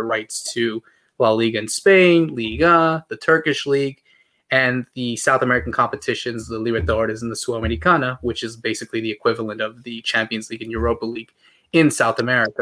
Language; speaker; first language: English; native; English